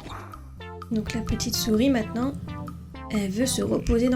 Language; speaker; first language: French; native; French